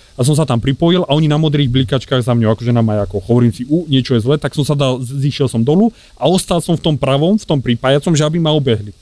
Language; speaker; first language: Slovak; native; Slovak